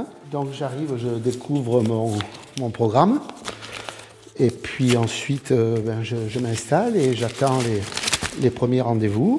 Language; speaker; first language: French; native; French